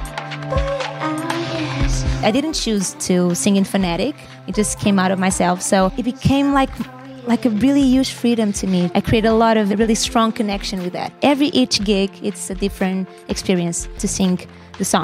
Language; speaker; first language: English; non-native, fluent; Portuguese